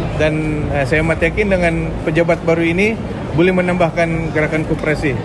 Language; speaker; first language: Malay; non-native, local second language; Central Dusun